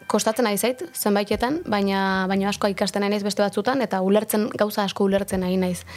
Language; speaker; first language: Basque; native; Basque